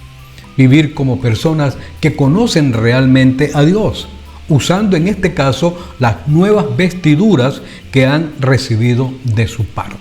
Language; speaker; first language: Spanish; native; Spanish